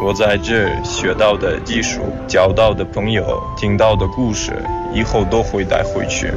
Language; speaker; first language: Chinese; non-native, fluent; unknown